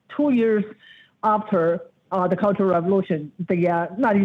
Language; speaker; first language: English; non-native, fluent; Chinese